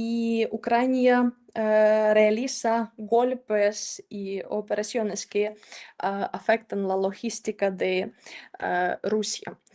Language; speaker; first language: Spanish; non-native, fluent; Ukrainian